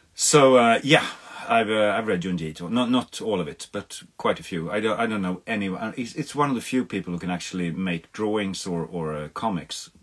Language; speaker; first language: English; non-native, fluent; Swedish